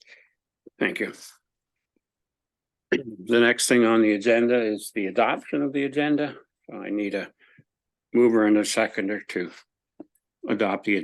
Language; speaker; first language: English; native; English